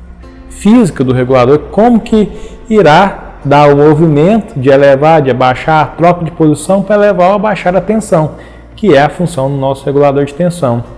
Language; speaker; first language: Portuguese; native; Portuguese